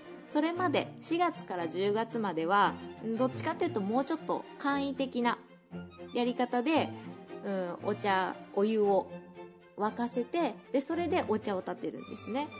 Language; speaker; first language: Japanese; native; Japanese